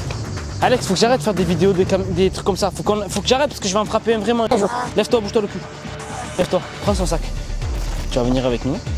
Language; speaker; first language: French; native; French